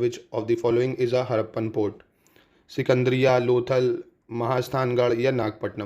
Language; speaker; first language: Hindi; native; Hindi